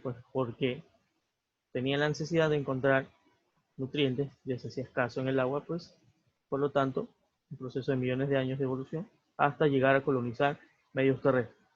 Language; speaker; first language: Spanish; native; Spanish